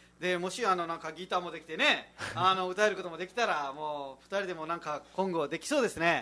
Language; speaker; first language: Japanese; non-native, fluent; Nepali